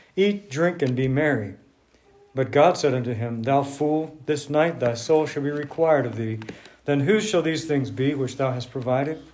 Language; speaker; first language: English; native; English